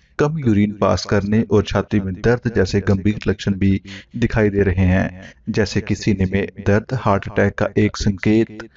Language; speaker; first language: Hindi; native; Hindi